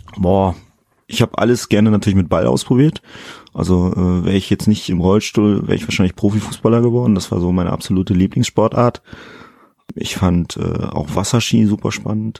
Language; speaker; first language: German; early bilingual, other home language; Fula